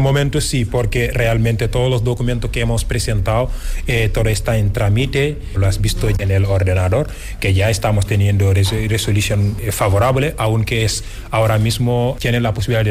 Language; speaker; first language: Spanish; non-native, fluent; Wolof